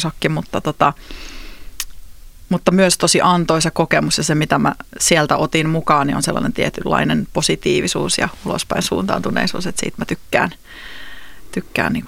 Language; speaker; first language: Finnish; native; Finnish